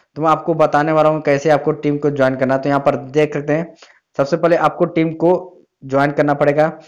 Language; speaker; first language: Hindi; native; Hindi